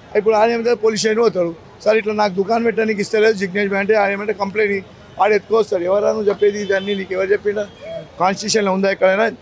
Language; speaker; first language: Telugu; non-native, local second language; Gujarati